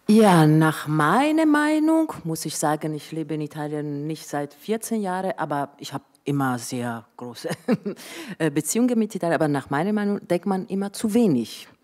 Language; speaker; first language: German; non-native, fluent; Italian